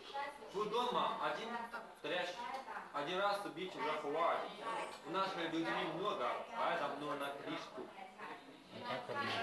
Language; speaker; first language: Russian; non-native, learner; Chinese